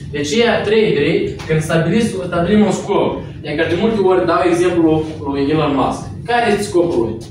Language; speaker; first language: Romanian; non-native, local second language; Russian